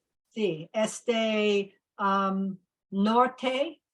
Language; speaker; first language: Spanish; non-native, learner; English